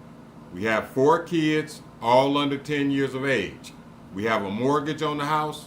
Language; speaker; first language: English; native; English